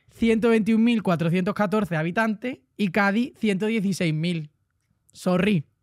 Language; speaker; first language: Spanish; native; Spanish